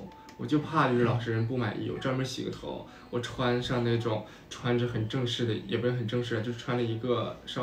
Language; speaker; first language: Chinese; native; Chinese